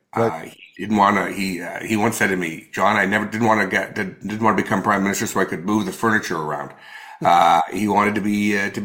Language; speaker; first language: English; native; English